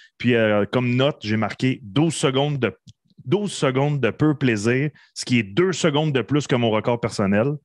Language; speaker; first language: French; native; French